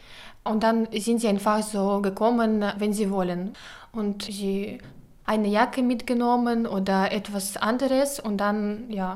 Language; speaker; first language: German; non-native, learner; Ukrainian